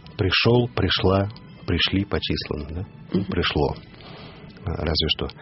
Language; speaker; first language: Russian; native; Russian